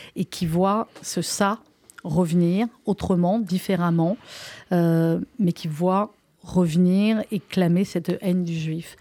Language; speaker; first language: French; native; French